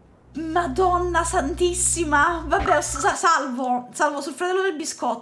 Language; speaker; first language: Italian; native; Italian